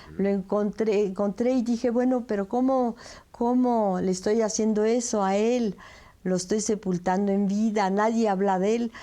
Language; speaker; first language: Spanish; early bilingual, other home language; French